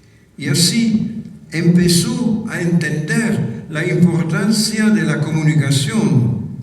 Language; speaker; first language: Spanish; non-native, fluent; French